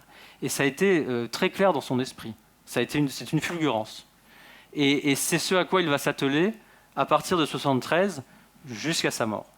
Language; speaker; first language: French; native; French